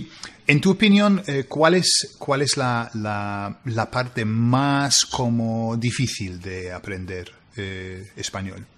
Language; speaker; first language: Spanish; non-native, fluent; English